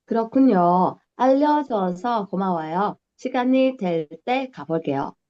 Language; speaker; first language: Korean; non-native, learner; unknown